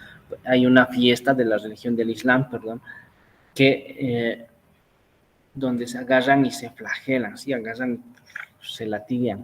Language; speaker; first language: Spanish; native; Spanish